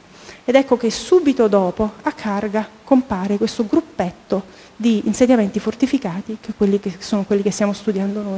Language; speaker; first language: Italian; native; Italian